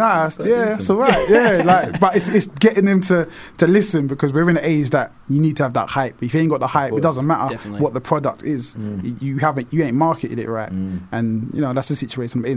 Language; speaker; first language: English; native; English